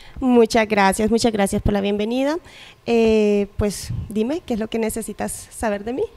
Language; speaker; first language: Spanish; native; Spanish